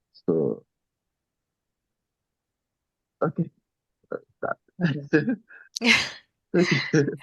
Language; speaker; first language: English; non-native, learner; Haitian Creole